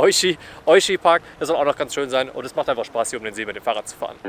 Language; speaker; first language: German; native; German